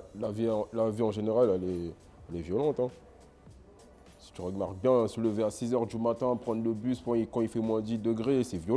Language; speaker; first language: French; native; French